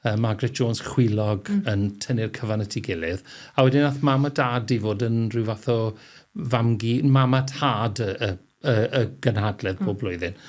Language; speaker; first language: Welsh; native; Welsh